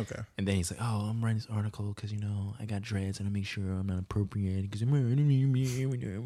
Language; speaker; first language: English; native; English